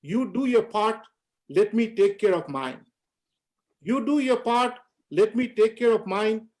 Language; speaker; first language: English; non-native, local second language; Nepali